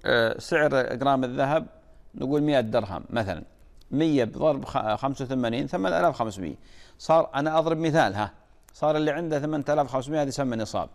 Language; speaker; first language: Arabic; native; Arabic